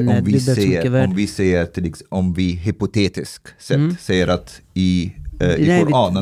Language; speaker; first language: Swedish; early bilingual, other home language; Persian